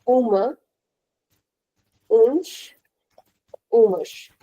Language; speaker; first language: Portuguese; non-native, fluent; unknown